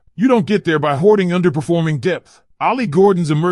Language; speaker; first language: English; native; English